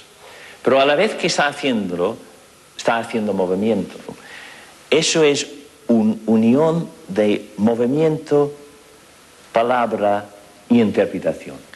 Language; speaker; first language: Spanish; non-native, fluent; English